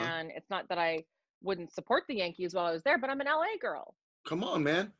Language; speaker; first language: English; native; English